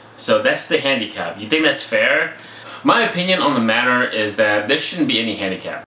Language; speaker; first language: English; native; English